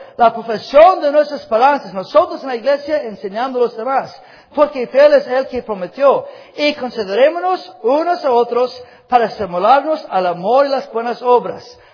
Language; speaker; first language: Spanish; non-native, fluent; English